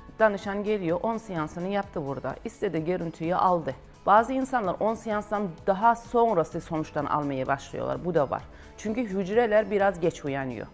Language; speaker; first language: Turkish; non-native, fluent; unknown